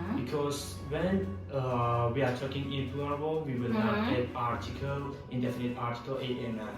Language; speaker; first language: English; non-native, learner; Tajik